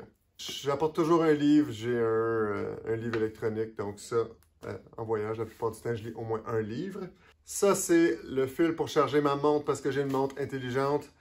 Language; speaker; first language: French; native; French